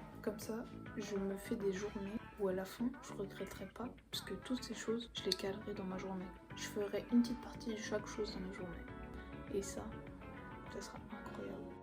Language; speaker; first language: French; native; French